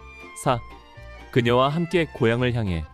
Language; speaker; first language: Korean; native; Korean